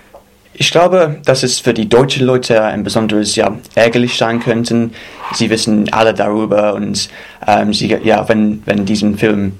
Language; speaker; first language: German; non-native, fluent; English